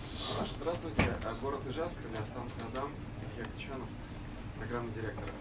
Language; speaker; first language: Russian; native; Russian